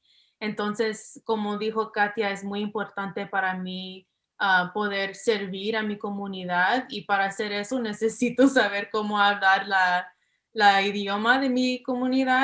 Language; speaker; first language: Spanish; early bilingual, heritage; English